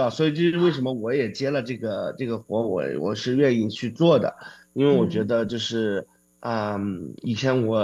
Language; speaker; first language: Chinese; native; Chinese